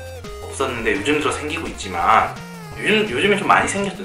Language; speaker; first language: Korean; native; Korean